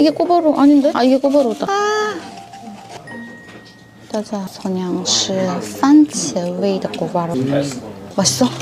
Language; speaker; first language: Chinese; non-native, fluent; Korean